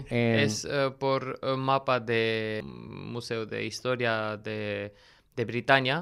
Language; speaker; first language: Spanish; non-native, learner; Armenian